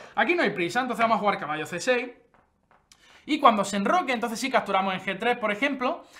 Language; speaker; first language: Spanish; native; Spanish